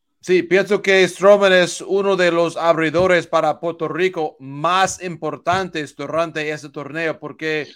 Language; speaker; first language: Spanish; non-native, learner; English